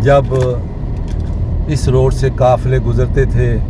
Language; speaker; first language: Urdu; non-native, local second language; Punjabi